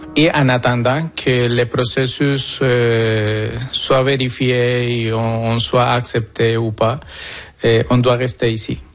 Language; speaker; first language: French; non-native, fluent; Spanish